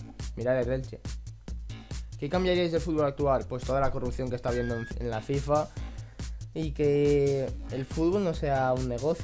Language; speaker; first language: Spanish; native; Spanish